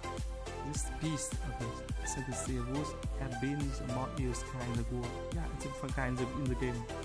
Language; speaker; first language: English; non-native, learner; Vietnamese